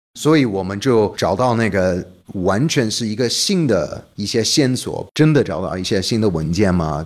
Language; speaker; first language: Chinese; non-native, fluent; English